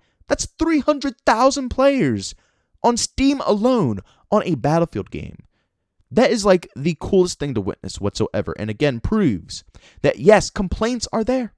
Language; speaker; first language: English; native; English